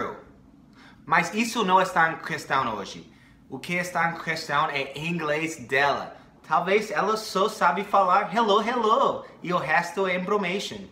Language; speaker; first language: Portuguese; non-native, fluent; English